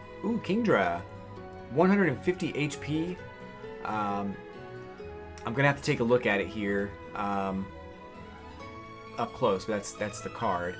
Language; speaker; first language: English; native; English